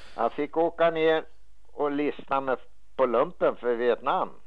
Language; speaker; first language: Swedish; native; Swedish